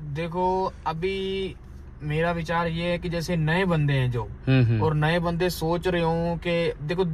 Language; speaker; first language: Hindi; native; Hindi